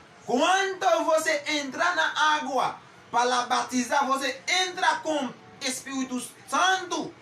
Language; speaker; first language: Portuguese; non-native, learner; Haitian Creole